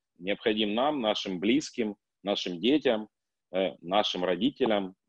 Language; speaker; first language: Russian; native; Russian